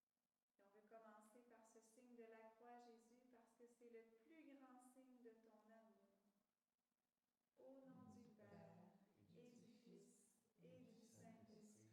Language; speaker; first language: French; native; French